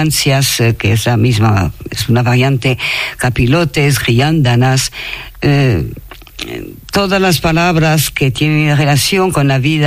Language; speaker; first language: Spanish; non-native, fluent; French